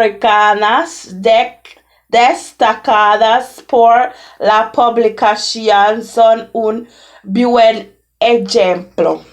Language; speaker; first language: Spanish; non-native, learner; English